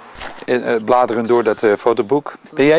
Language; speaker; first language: Dutch; native; Dutch